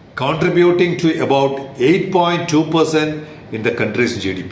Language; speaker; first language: English; non-native, local second language; Malayalam